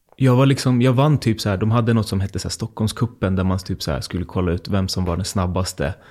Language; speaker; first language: Swedish; native; Swedish